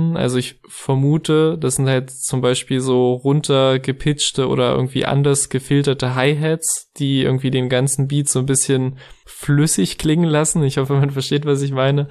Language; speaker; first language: German; native; German